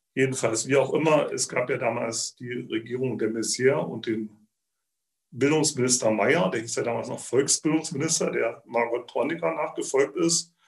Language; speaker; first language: German; native; German